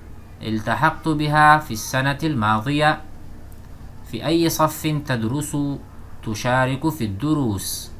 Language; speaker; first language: Arabic; non-native, fluent; Urdu